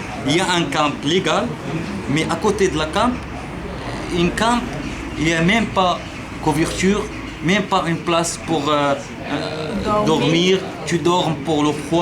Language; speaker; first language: French; non-native, learner; Arabic